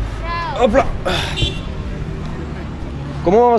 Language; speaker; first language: Spanish; non-native, learner; French